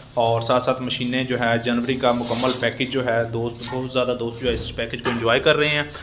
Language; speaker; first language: Urdu; non-native, local second language; Punjabi